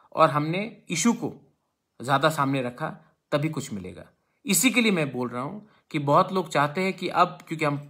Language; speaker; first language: Hindi; non-native, local second language; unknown